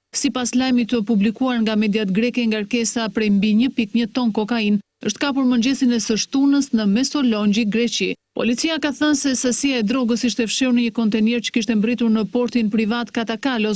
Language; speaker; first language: Albanian; native; Albanian